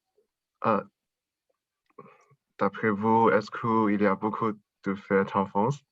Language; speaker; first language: French; non-native, learner; Chinese